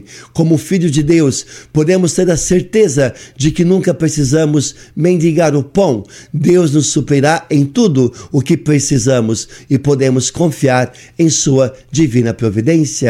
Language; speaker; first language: Portuguese; native; Portuguese